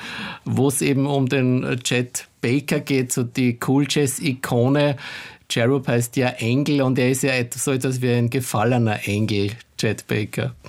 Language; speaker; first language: German; native; German